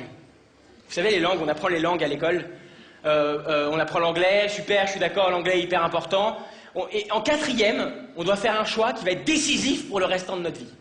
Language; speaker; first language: French; native; French